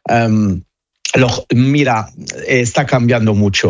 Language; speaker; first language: Spanish; non-native, fluent; Italian